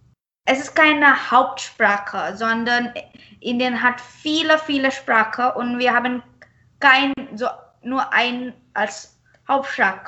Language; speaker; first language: German; non-native, fluent; Marathi